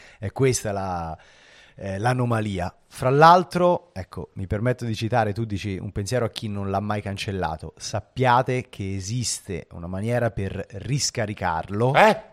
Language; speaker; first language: Italian; native; Italian